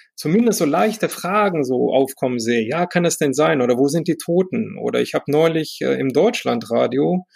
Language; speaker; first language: German; early bilingual, heritage; Romanian